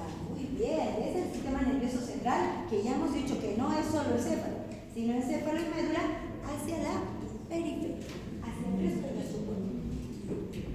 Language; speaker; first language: Spanish; native; Spanish